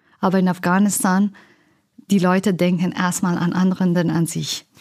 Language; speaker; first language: German; non-native, learner; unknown